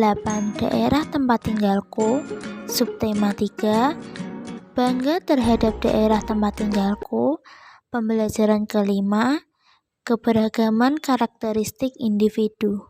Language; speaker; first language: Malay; non-native, local second language; Javanese